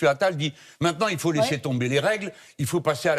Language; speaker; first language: French; native; French